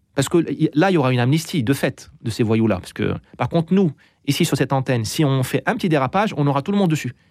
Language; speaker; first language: French; non-native, local second language; Arabic